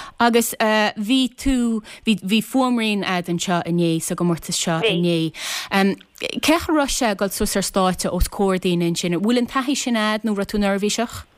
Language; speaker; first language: Irish; native; Irish